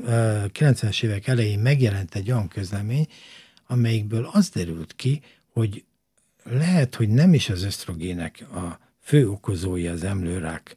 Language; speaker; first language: Hungarian; native; Hungarian